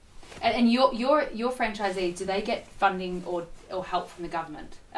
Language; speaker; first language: English; native; English